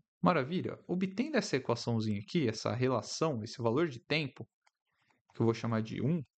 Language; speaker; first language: Portuguese; native; Portuguese